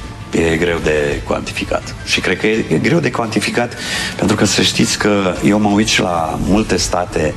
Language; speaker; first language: Romanian; native; Romanian